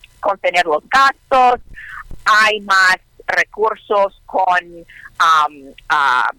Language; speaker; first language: Spanish; non-native, learner; English